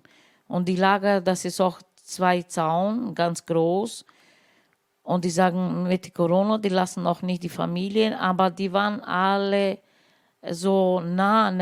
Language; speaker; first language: German; non-native, learner; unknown